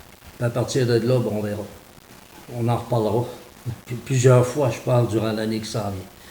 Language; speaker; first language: French; native; French